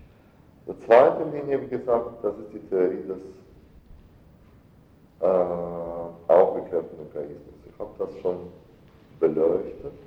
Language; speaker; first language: German; non-native, fluent; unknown